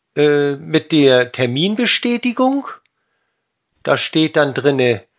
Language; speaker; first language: German; native; German